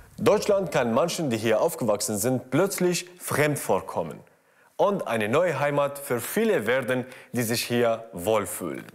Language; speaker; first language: German; non-native, fluent; Arabic